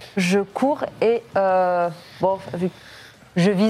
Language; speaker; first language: French; native; French